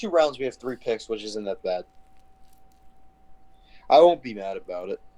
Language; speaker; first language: English; native; English